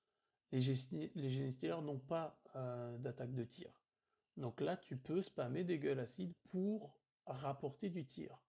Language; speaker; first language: French; native; French